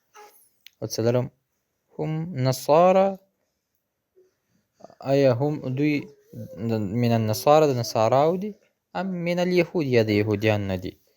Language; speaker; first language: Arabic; non-native, fluent; Pashto